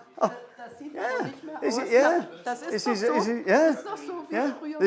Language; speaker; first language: German; native; German